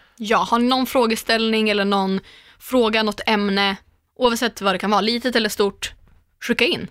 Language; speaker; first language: Swedish; native; Swedish